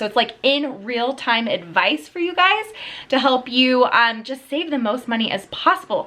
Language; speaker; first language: English; native; English